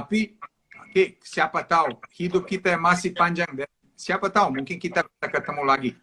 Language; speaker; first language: Indonesian; non-native, fluent; Serbian